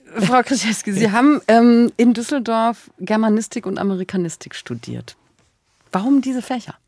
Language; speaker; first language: German; native; German